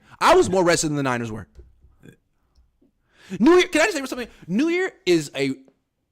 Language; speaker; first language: English; native; English